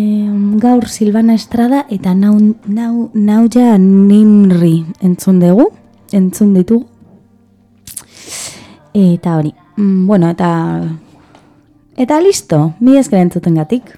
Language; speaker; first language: Basque; non-native, learner; Spanish